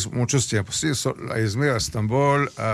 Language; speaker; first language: Spanish; early bilingual, heritage; Spanish